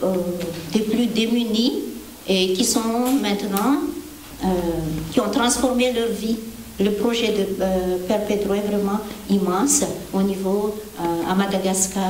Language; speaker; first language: French; non-native, local second language; Malagasy